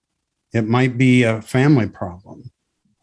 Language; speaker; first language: English; native; English